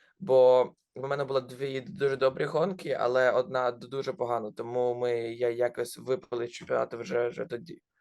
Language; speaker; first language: Ukrainian; non-native, local second language; Russian